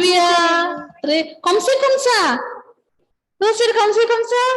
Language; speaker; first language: French; non-native, learner; Malayalam